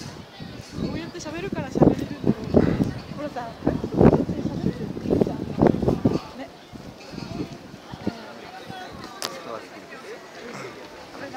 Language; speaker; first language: Japanese; native; Japanese